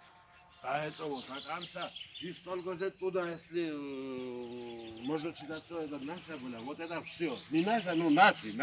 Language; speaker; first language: Russian; non-native, local second language; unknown